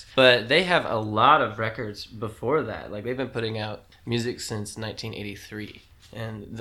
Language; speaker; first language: English; native; English